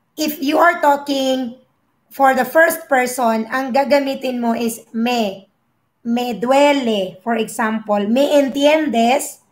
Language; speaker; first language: English; non-native, local second language; Filipino